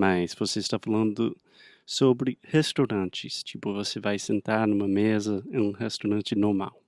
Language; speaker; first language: Portuguese; non-native, fluent; English